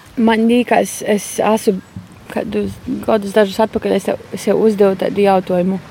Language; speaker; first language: Latvian; native; Latvian